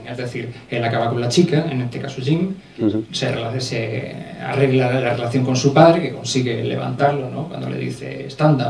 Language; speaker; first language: Spanish; native; Spanish